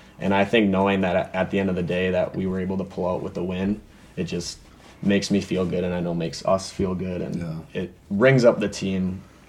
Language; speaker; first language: English; native; English